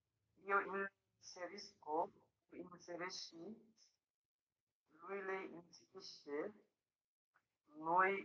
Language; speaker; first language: Italian; non-native, learner; Bangla